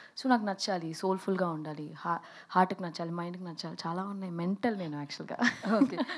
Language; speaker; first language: Telugu; early bilingual, heritage; Telugu